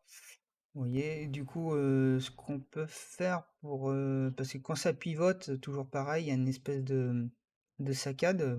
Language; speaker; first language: French; native; French